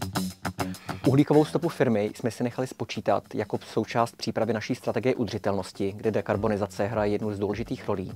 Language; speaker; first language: Czech; native; Czech